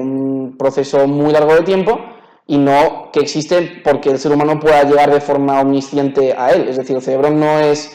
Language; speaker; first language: Spanish; native; Spanish